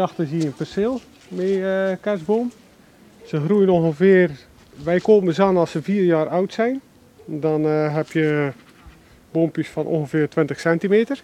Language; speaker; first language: Dutch; native; Dutch